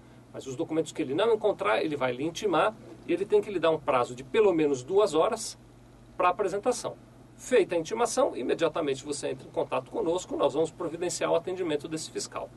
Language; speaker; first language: Portuguese; native; Portuguese